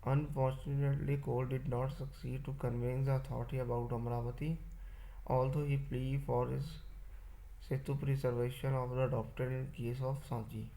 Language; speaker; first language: English; non-native, local second language; Punjabi